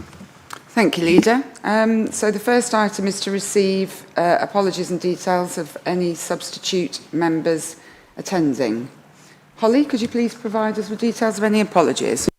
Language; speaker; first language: English; native; English